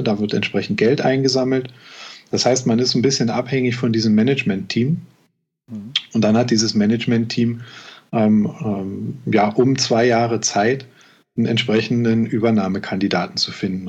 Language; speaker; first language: German; native; German